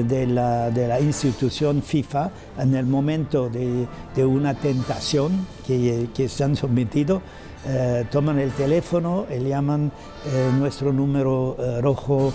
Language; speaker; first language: Spanish; non-native, fluent; German